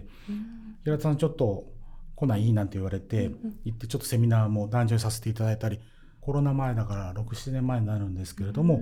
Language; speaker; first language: Japanese; native; Japanese